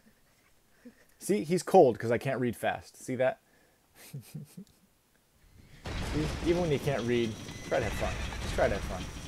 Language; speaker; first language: English; native; English